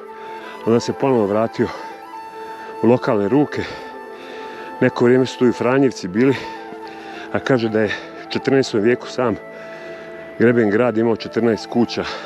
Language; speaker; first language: Croatian; native; Croatian